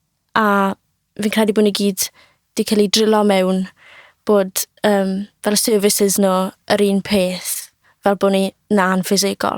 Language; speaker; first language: Welsh; native; Welsh